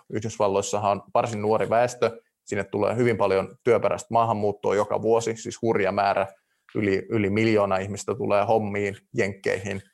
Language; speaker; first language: Finnish; native; Finnish